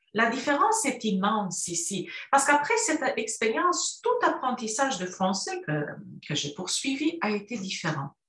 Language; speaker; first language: French; non-native, fluent; Romanian